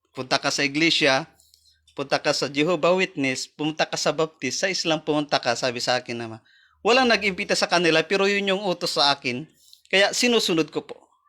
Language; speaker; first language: Filipino; native; Filipino